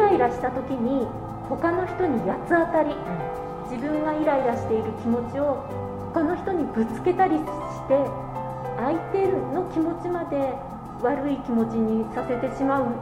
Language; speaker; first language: Japanese; native; Japanese